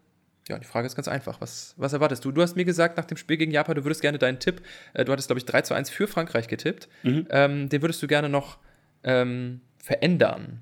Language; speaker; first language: German; native; German